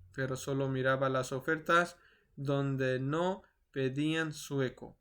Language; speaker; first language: Spanish; non-native, fluent; Urdu